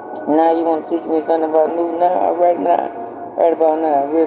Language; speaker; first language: English; native; English